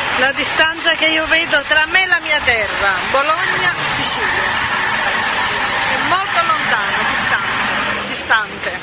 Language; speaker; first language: Italian; native; Italian